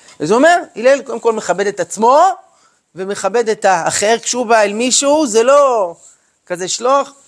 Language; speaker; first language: Hebrew; native; Hebrew